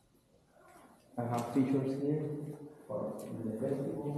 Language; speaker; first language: English; non-native, learner; Spanish